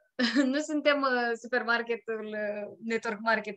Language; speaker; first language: Romanian; native; Romanian